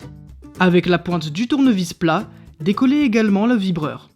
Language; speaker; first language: French; native; French